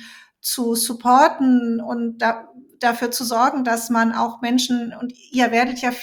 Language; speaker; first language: German; native; German